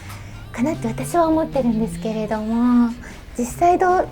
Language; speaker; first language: Japanese; native; Japanese